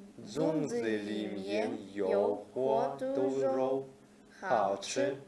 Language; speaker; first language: Chinese; non-native, learner; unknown